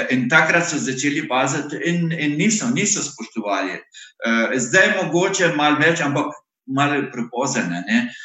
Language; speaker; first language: Slovenian; non-native, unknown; Arabic